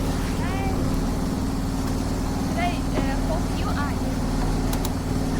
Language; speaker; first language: English; non-native, learner; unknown